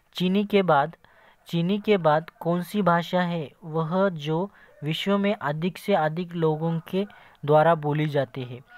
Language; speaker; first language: Hindi; non-native, local second language; Marathi